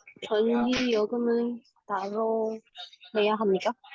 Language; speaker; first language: Korean; non-native, learner; Indonesian